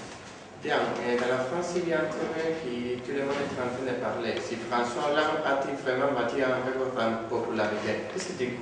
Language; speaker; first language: French; non-native, learner; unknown